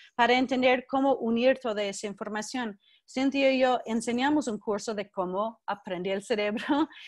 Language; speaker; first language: Spanish; non-native, fluent; English